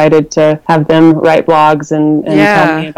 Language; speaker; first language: English; native; English